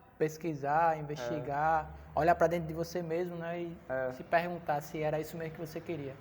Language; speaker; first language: Portuguese; native; Portuguese